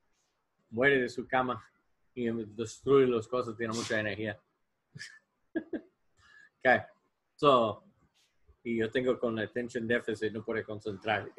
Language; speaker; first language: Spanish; non-native, learner; English